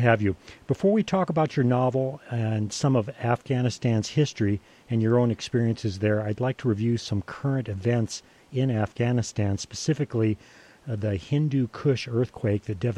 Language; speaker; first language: English; native; English